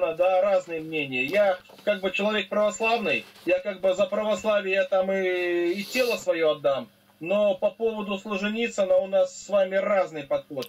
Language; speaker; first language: Russian; native; Russian